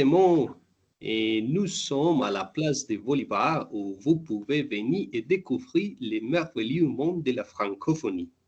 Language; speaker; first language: French; non-native, learner; Spanish